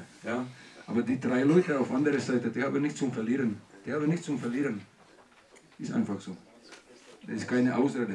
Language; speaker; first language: German; non-native, learner; Czech